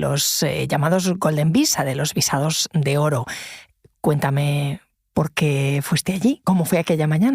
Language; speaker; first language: Spanish; native; Spanish